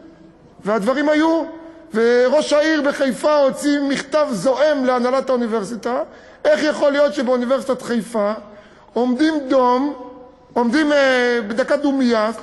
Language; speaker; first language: Hebrew; native; Hebrew